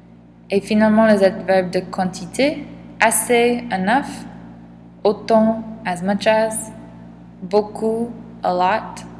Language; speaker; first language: French; non-native, learner; English